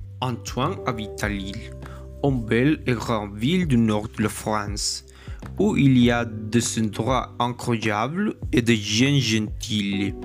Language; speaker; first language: French; non-native, learner; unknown